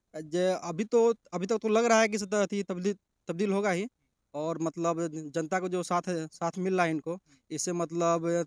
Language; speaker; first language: Hindi; native; Hindi